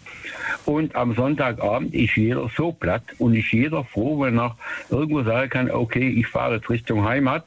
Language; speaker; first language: German; native; German